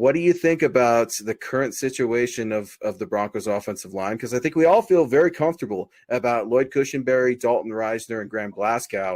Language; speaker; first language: English; native; English